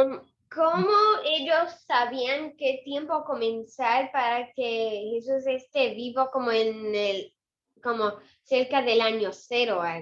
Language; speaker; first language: Spanish; early bilingual, other home language; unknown